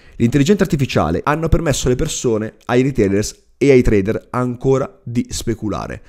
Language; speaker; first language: Italian; native; Italian